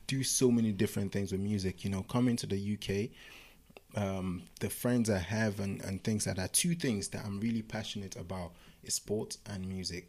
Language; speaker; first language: English; non-native, local second language; Yoruba